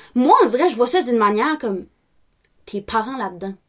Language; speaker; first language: French; native; French